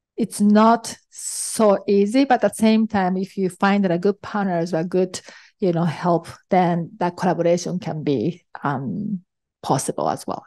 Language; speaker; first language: English; non-native, fluent; Japanese